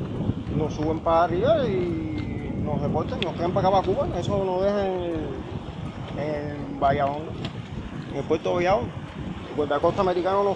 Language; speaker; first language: Spanish; native; Spanish